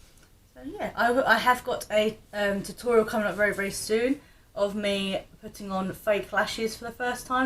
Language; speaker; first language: English; native; English